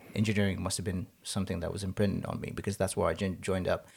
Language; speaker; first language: English; non-native, local second language; Nepali